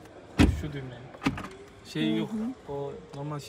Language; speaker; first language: Turkish; native; Turkish